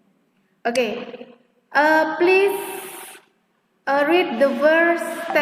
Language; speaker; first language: English; non-native, fluent; Indonesian